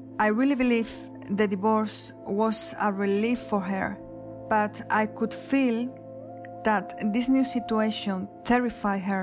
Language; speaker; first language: English; non-native, fluent; Spanish